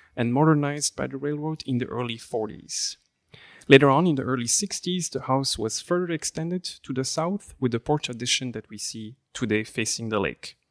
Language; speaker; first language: English; non-native, fluent; French